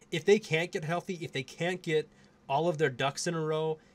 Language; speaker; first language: English; native; English